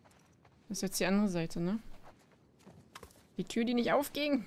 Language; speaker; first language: German; native; German